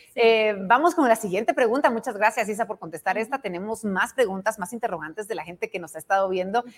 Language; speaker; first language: Spanish; native; Spanish